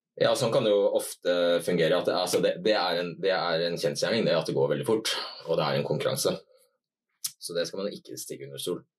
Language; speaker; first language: Norwegian; native; Norwegian